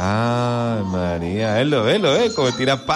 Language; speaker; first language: Spanish; native; Spanish